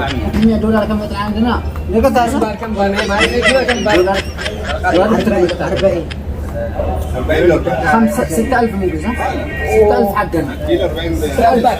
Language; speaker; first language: Arabic; native; Arabic